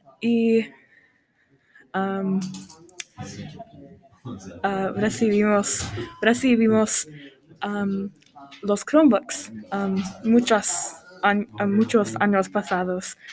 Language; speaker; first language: Spanish; non-native, learner; English